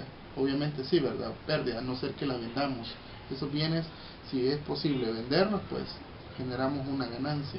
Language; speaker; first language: Spanish; native; Spanish